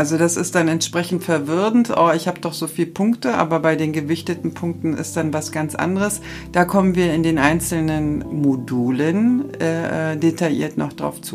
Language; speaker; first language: German; native; German